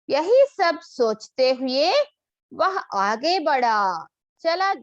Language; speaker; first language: Hindi; non-native, local second language; Telugu